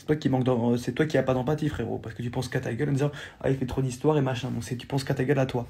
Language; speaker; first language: French; native; French